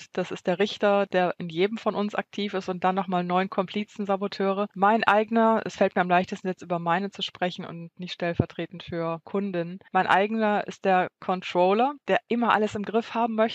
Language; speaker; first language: German; native; German